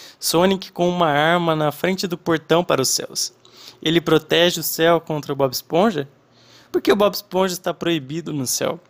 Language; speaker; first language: Portuguese; non-native, fluent; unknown